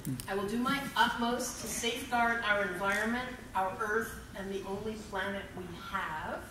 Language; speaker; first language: English; early bilingual, other home language; Spanish